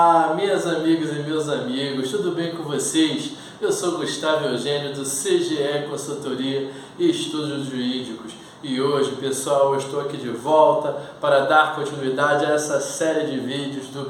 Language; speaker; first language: Portuguese; native; Portuguese